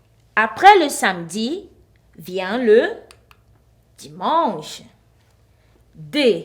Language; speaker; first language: French; non-native, fluent; Portuguese